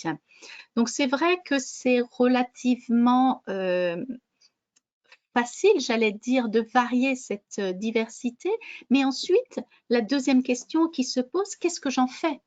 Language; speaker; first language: French; native; French